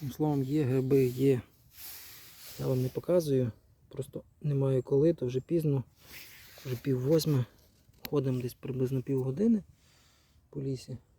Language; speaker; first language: Ukrainian; native; Ukrainian